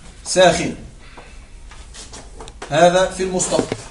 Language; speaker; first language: Arabic; native; Arabic